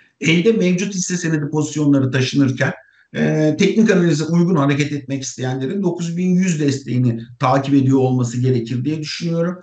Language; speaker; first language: Turkish; native; Turkish